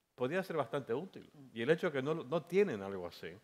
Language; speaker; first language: Spanish; non-native, fluent; English